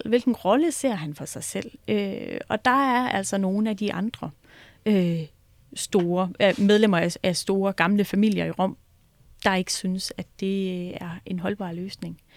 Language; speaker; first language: Danish; native; Danish